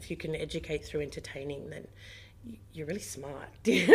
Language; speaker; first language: English; native; English